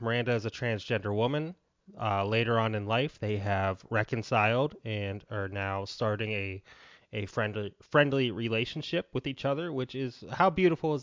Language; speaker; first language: English; native; English